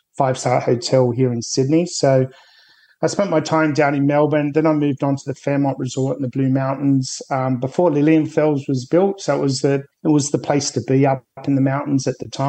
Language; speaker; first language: English; native; English